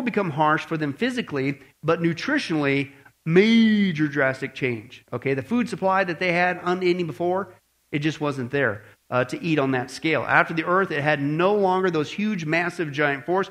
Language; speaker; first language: English; native; English